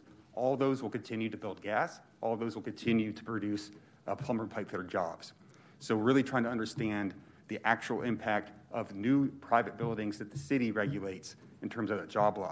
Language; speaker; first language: English; native; English